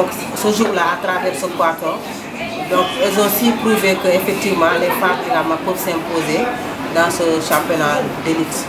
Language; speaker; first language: French; non-native, local second language; Fula